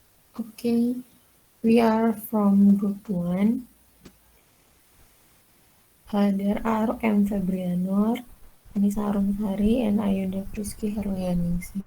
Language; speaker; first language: English; non-native, learner; Indonesian